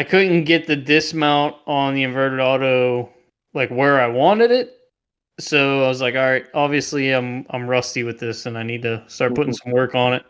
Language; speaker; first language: English; native; English